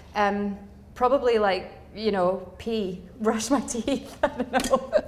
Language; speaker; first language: English; native; English